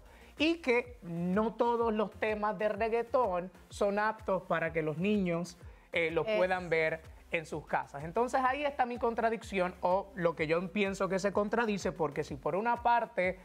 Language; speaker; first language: Spanish; native; Spanish